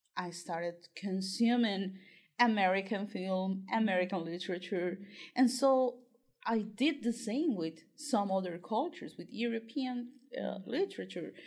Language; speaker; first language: English; non-native, fluent; Spanish